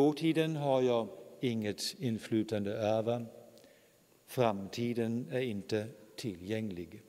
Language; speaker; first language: Swedish; non-native, fluent; German